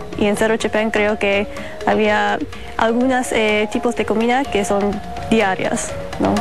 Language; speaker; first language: Spanish; non-native, fluent; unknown